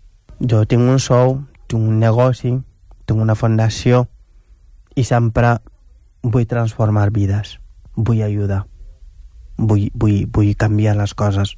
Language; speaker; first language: Catalan; non-native, fluent; Wolof